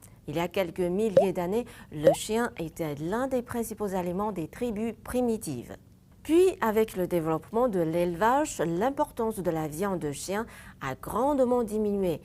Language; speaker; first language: French; non-native, fluent; Chinese